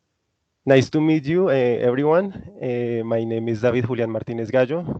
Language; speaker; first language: English; non-native, learner; Spanish